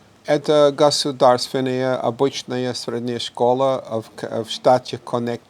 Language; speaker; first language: Russian; non-native, fluent; English